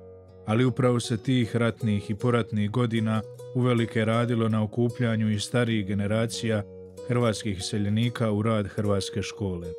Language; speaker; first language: Croatian; native; Croatian